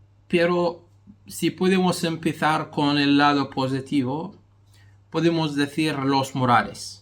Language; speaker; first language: Spanish; non-native, fluent; Arabic